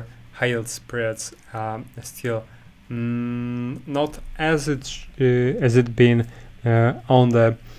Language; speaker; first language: English; non-native, fluent; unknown